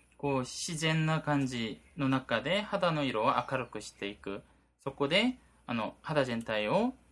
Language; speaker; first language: Japanese; non-native, fluent; Korean